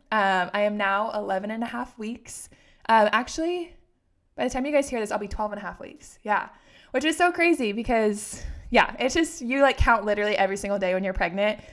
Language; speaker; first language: English; native; English